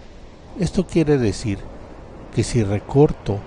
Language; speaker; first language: Spanish; native; Spanish